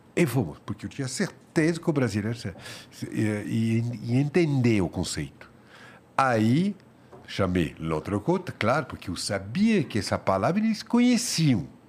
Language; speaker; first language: Portuguese; non-native, fluent; French